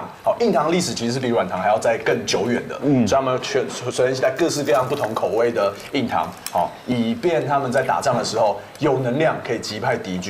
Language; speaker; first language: Chinese; native; Chinese